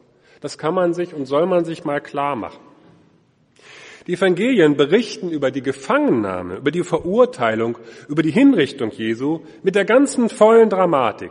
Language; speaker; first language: German; native; German